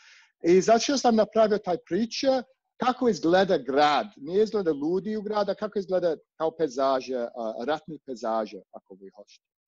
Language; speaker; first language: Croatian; non-native, learner; English